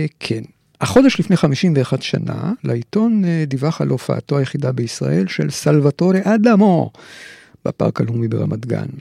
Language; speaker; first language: Hebrew; native; Hebrew